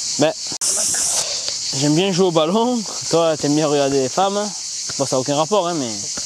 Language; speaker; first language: French; native; French